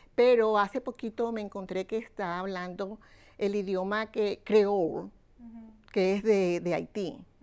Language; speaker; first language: Spanish; native; Spanish